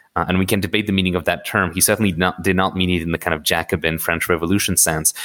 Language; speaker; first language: English; early bilingual, other home language; Arabic